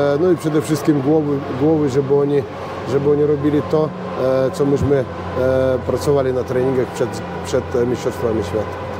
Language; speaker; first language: Polish; non-native, fluent; Russian